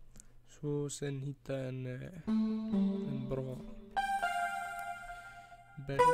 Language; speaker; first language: Swedish; early bilingual, other home language; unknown